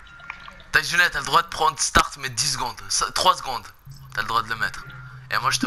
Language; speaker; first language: French; native; French